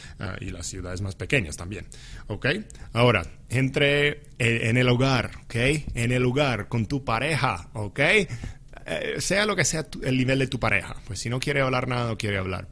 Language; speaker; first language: Spanish; non-native, fluent; English